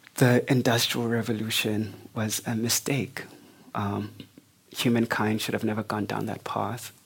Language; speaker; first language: English; non-native, local second language; Xhosa